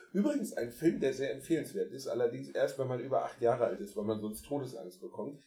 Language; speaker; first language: German; native; German